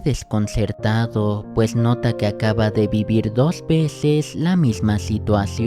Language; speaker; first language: Spanish; native; Spanish